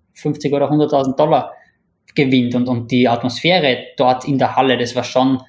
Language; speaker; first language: German; native; German